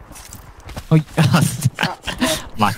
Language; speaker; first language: Japanese; native; Japanese